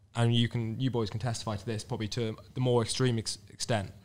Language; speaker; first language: English; native; English